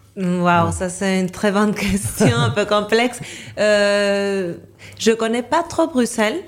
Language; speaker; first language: French; non-native, fluent; Spanish